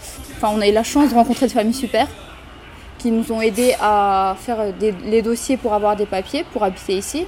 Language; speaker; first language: French; early bilingual, other home language; Romanian